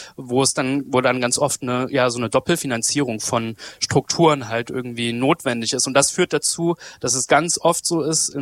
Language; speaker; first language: German; native; German